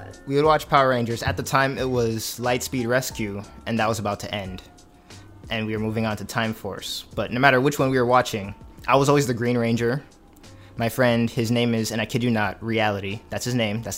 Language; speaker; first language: English; native; English